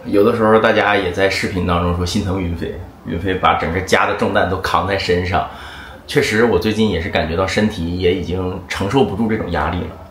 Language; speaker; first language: Chinese; native; Chinese